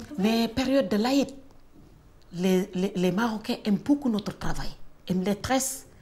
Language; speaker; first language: French; non-native, local second language; Wolof